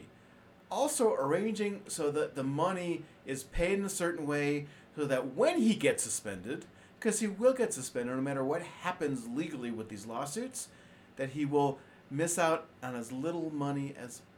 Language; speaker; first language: English; native; English